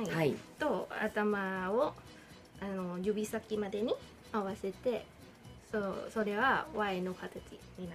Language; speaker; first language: Japanese; non-native, learner; Thai